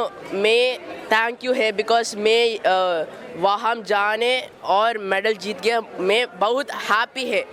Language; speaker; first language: Hindi; non-native, local second language; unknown